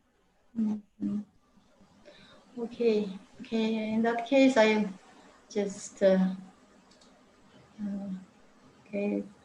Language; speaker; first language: English; non-native, learner; Mongolian